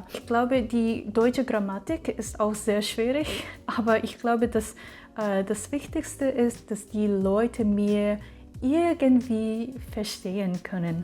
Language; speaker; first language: German; non-native, fluent; Japanese